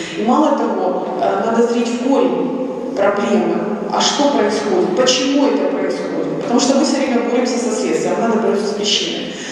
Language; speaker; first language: Russian; non-native, local second language; Ukrainian